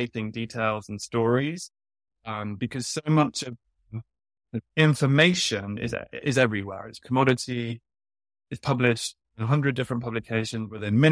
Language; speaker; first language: English; native; English